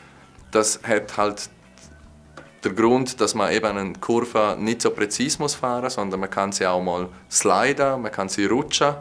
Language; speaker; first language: German; native; German